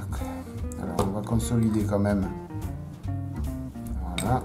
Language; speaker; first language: French; native; French